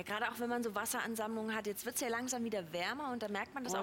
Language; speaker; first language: German; native; German